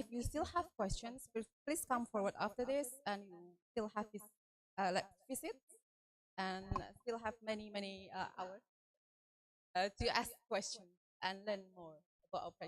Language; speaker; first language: English; non-native, fluent; Indonesian